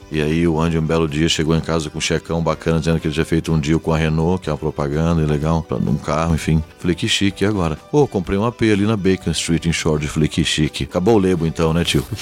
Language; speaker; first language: Portuguese; early bilingual, heritage; Portuguese